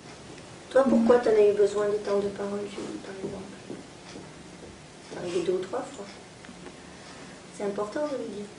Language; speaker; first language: French; native; French